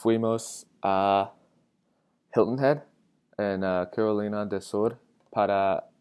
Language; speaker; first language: Spanish; non-native, learner; English